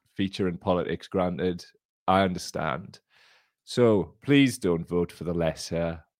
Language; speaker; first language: English; native; English